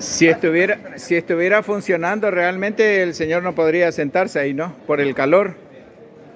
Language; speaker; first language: Spanish; native; Spanish